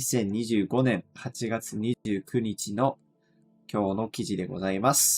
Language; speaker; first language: Japanese; non-native, fluent; English